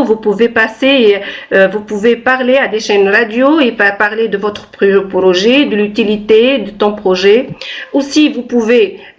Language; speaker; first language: French; non-native, local second language; Arabic